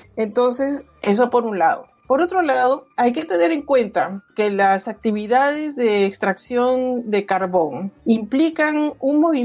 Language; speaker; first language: Spanish; native; Spanish